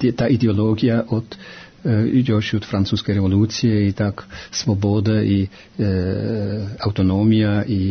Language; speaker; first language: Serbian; non-native, fluent; German